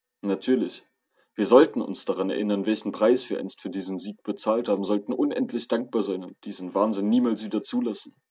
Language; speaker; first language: German; native; German